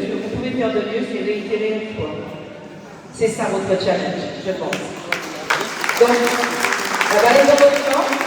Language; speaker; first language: French; native; French